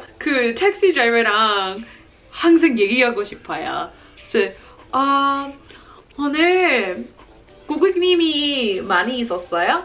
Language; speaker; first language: Korean; non-native, learner; English